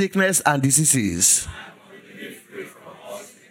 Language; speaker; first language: English; non-native, local second language; Yoruba